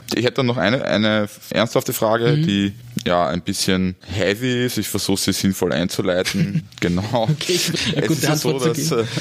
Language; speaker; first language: German; native; German